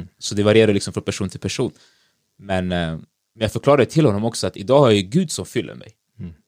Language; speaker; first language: Swedish; early bilingual, other home language; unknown